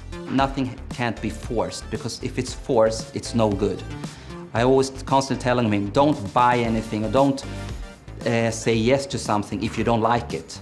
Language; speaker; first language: English; non-native, fluent; Swedish